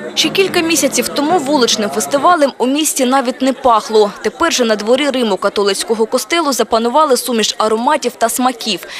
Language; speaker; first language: Ukrainian; native; Ukrainian